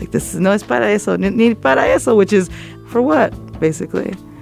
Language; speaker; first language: English; early bilingual, other home language; Spanish